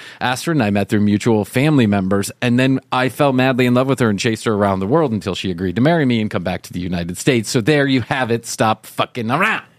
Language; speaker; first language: English; native; English